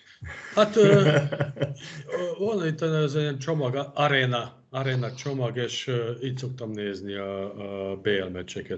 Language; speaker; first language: Hungarian; non-native, fluent; Serbian